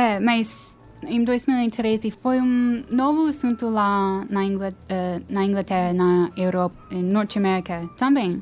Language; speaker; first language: Portuguese; non-native, fluent; English